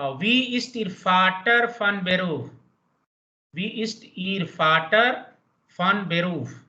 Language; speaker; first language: German; non-native, learner; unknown